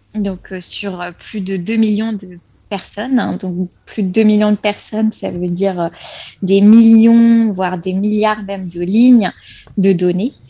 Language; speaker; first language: French; native; French